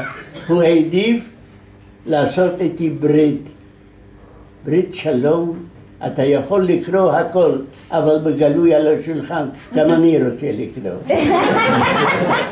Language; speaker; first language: Hebrew; non-native, fluent; Yiddish